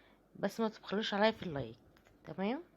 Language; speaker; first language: Arabic; native; Arabic